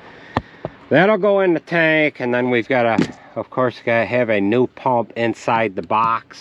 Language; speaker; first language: English; native; English